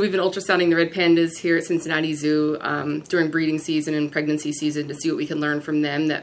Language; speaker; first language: English; native; English